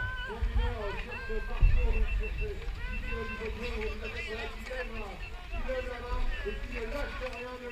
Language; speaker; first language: French; native; French